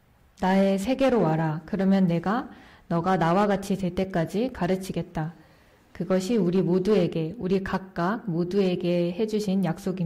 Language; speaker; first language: Korean; native; Korean